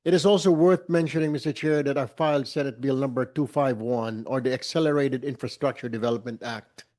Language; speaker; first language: English; non-native, local second language; Filipino